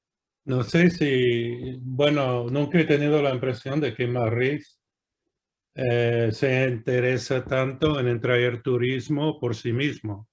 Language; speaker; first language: Spanish; non-native, fluent; English